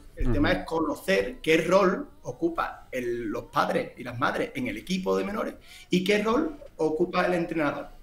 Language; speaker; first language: Spanish; native; Spanish